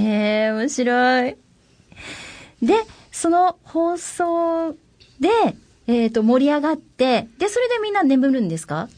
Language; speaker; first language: Japanese; native; Japanese